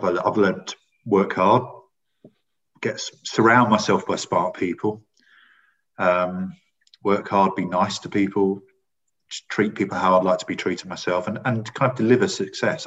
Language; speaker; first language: English; native; English